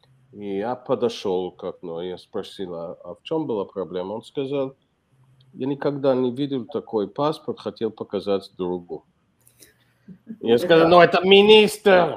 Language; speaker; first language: Russian; non-native, fluent; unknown